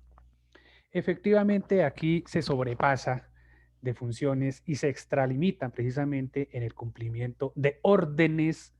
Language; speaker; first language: Spanish; native; Spanish